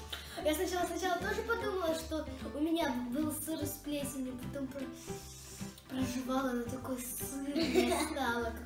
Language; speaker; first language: Russian; native; Russian